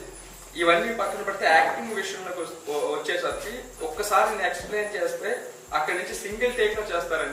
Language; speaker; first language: Telugu; native; Telugu